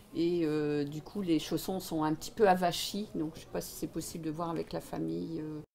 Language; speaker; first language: French; native; French